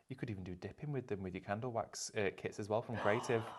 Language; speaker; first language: English; native; English